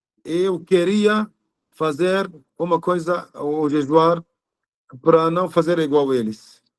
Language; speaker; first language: Portuguese; non-native, learner; Arabic